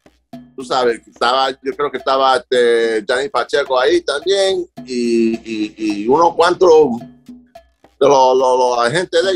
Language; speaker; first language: Spanish; early bilingual, other home language; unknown